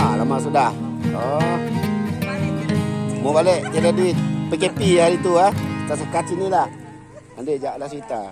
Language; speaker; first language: Indonesian; non-native, local second language; Malay